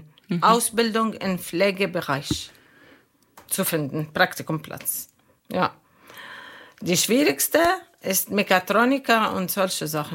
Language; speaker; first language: German; non-native, local second language; Arabic